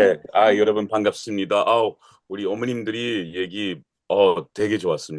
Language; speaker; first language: Korean; non-native, learner; English